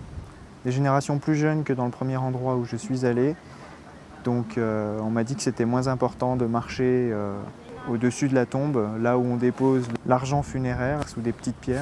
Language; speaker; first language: French; native; French